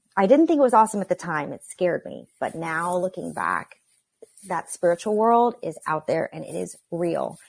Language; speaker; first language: English; native; English